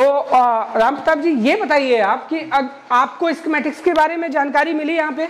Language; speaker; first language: Hindi; native; Hindi